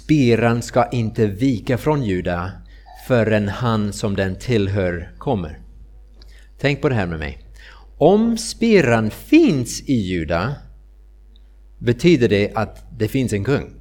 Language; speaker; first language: Swedish; non-native, fluent; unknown